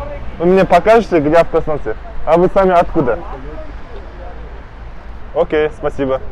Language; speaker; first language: Russian; non-native, learner; Kazakh